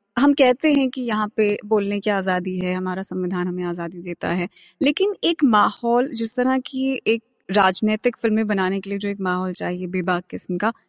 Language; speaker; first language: Hindi; native; Hindi